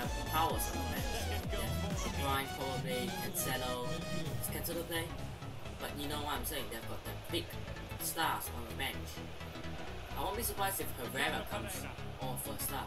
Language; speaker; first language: English; native; English